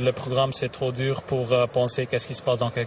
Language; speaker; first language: French; non-native, local second language; Dutch